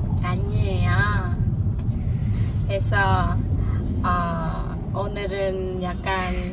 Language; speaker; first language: Korean; non-native, learner; Khmer